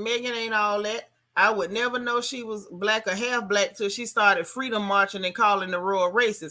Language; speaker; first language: English; native; English